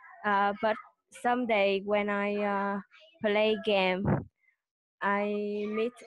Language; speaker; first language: English; non-native, learner; Vietnamese